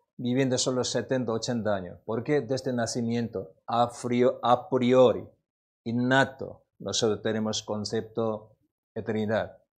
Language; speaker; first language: Spanish; non-native, learner; Korean